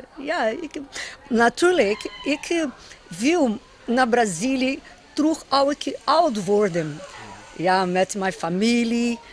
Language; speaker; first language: Dutch; non-native, learner; Portuguese